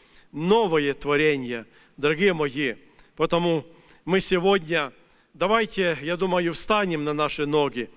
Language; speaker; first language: Russian; native; Russian